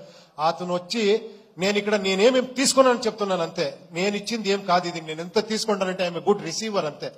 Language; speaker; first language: Telugu; non-native, local second language; Kannada